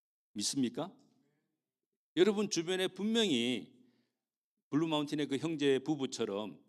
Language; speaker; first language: Korean; native; Korean